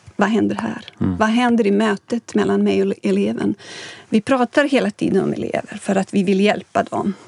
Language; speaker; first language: Swedish; non-native, fluent; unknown